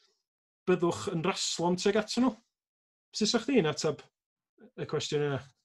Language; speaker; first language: Welsh; native; Welsh